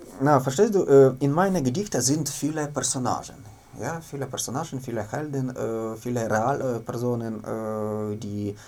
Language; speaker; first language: German; non-native, learner; Ukrainian